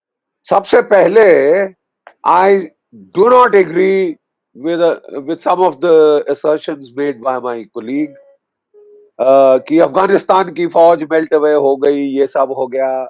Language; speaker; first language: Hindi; native; Hindi